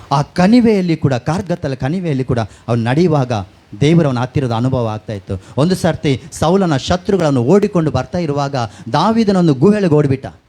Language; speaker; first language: Kannada; non-native, local second language; Tulu